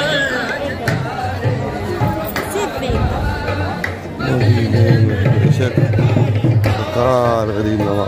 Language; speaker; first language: Urdu; native; Urdu